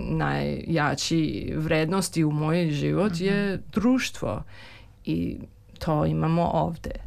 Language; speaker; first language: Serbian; early bilingual, heritage; Serbian